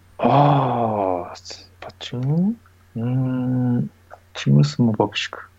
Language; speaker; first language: Russian; non-native, learner; Japanese